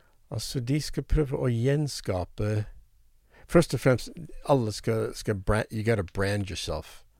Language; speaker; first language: Norwegian; non-native, fluent; English